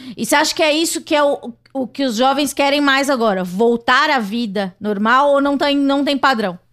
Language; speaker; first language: Portuguese; native; Portuguese